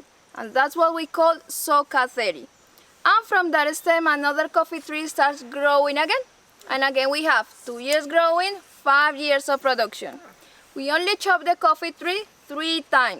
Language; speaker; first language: English; non-native, fluent; Spanish